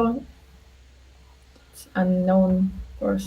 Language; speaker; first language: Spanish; non-native, learner; Russian